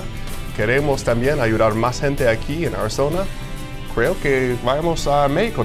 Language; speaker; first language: Spanish; non-native, fluent; English